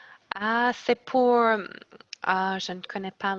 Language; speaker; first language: French; non-native, learner; English